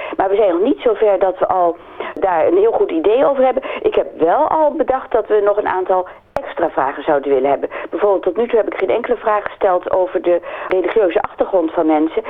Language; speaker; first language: Dutch; native; Dutch